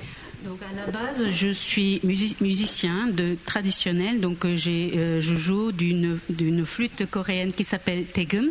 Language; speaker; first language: French; non-native, fluent; Korean